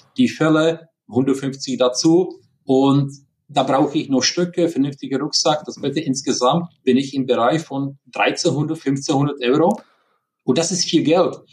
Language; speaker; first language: German; non-native, fluent; Czech